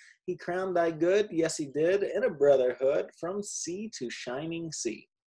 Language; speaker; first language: English; native; English